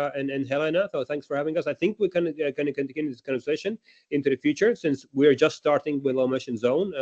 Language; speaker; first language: English; non-native, fluent; Latvian